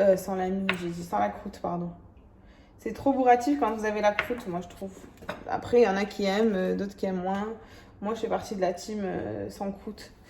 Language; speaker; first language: French; early bilingual, other home language; Arabic